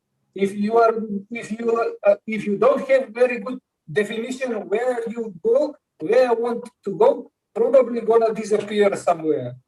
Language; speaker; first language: English; non-native, learner; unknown